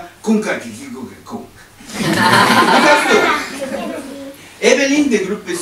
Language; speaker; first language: German; non-native, learner; Spanish